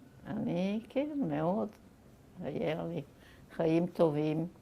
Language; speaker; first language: Hebrew; non-native, fluent; German